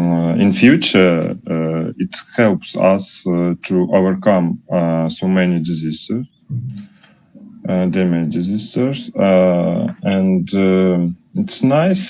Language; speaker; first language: English; non-native, learner; Russian